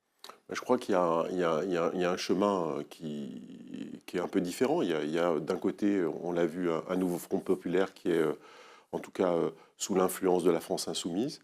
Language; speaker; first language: French; native; French